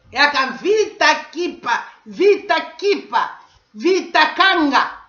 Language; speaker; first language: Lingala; non-native, local second language; Kongo